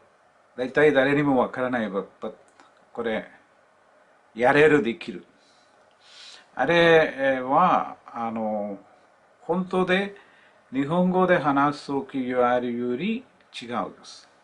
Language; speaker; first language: Japanese; non-native, learner; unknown